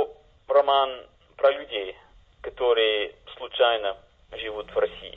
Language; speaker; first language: Russian; non-native, fluent; English